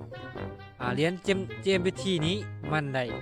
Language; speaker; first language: Thai; non-native, local second language; Northeastern Thai